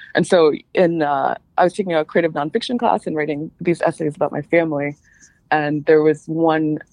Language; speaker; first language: English; native; English